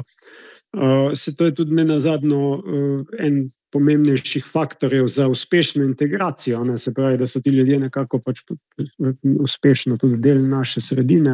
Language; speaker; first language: Slovenian; native; Slovenian